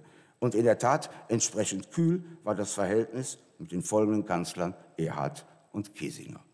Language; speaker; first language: German; native; German